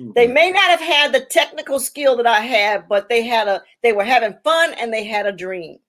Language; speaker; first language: English; native; English